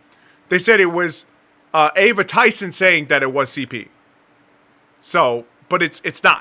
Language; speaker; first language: English; native; English